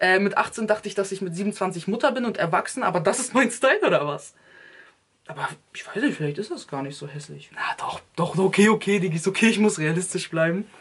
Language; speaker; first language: German; early bilingual, other home language; Turkish